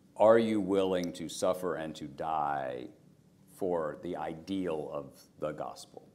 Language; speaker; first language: English; native; English